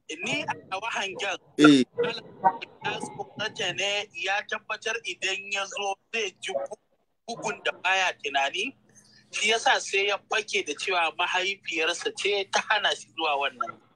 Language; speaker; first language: Hausa; native; Hausa